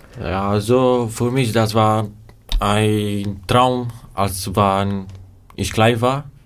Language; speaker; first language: German; non-native, learner; Romanian